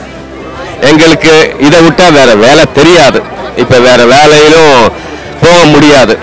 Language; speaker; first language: Tamil; non-native, local second language; Telugu